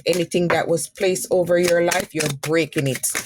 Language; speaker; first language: English; native; English